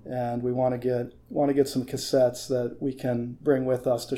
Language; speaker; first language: English; native; English